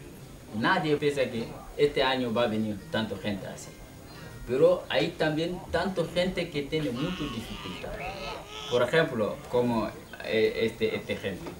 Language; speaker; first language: Spanish; non-native, local second language; Wolof